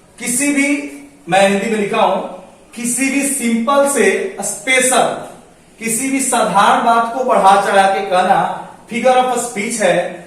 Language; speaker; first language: Hindi; native; Hindi